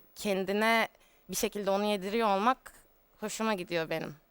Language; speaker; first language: Turkish; native; Turkish